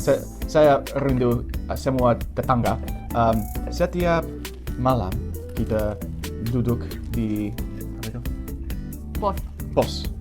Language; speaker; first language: Indonesian; non-native, learner; English